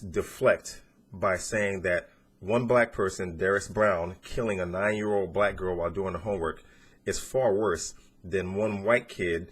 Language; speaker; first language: English; native; English